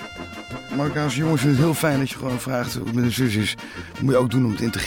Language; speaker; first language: Dutch; native; Dutch